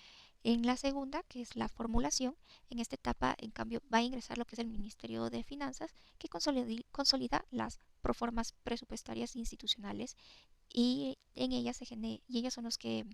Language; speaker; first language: Spanish; native; Spanish